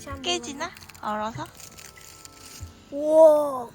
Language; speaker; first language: Korean; native; Korean